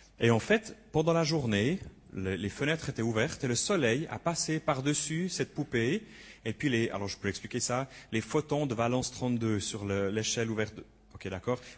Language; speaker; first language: French; native; French